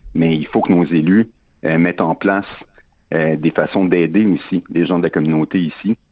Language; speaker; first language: French; native; French